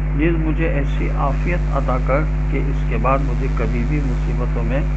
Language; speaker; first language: Urdu; native; Urdu